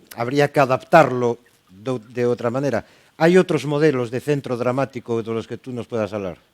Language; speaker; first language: Spanish; non-native, local second language; Galician